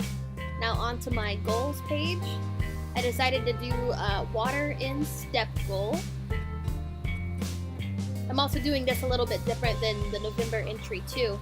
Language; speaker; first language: English; native; English